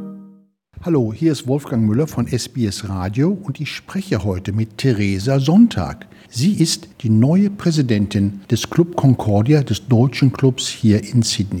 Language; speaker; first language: German; native; German